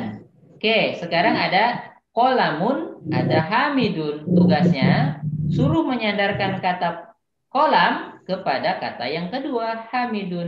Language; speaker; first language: Indonesian; native; Indonesian